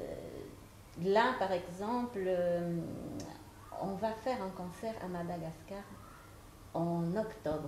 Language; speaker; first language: French; non-native, fluent; Portuguese